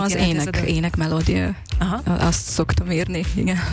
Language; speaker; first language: Hungarian; non-native, local second language; Ukrainian